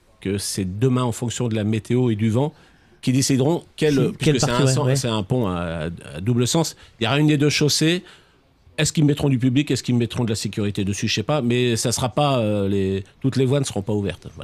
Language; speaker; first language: French; native; French